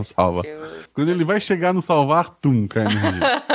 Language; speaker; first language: Portuguese; native; Portuguese